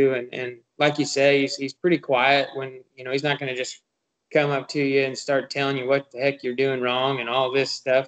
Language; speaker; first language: English; native; English